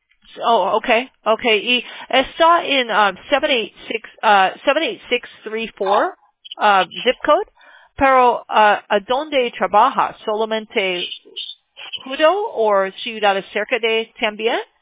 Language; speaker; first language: Spanish; non-native, learner; English